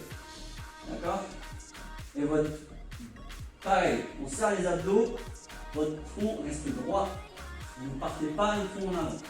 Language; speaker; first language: French; native; French